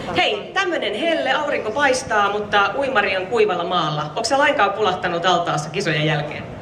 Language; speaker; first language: Finnish; native; Finnish